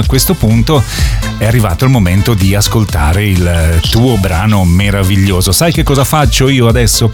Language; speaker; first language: Italian; native; Italian